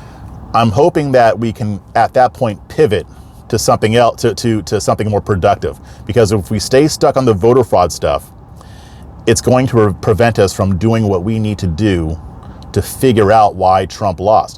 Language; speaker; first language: English; native; English